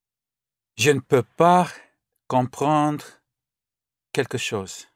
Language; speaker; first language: French; non-native, learner; English